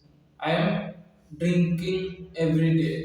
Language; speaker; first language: English; non-native, learner; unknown